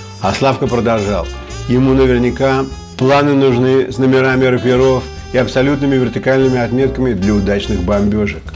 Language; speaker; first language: Russian; native; Russian